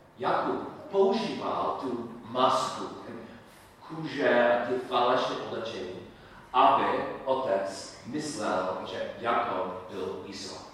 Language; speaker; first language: Czech; non-native, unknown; English